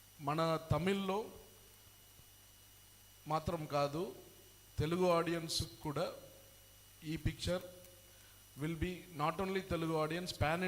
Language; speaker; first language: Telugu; non-native, fluent; Tamil